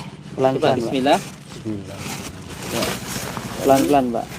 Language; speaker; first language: Indonesian; non-native, local second language; Javanese